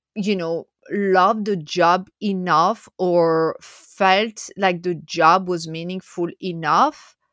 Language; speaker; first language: English; non-native, fluent; French